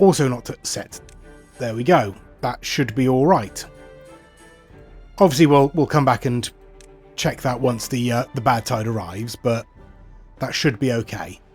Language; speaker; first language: English; native; English